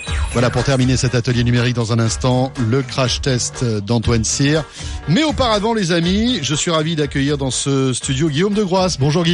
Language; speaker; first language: French; native; French